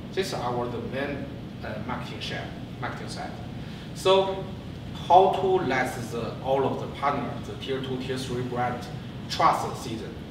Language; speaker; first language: English; non-native, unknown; Chinese